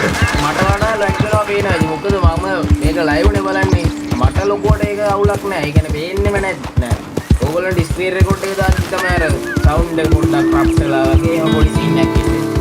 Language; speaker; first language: Sinhala; native; Sinhala